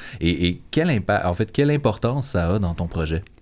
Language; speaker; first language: French; native; French